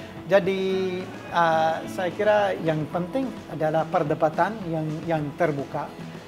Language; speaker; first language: Indonesian; non-native, fluent; English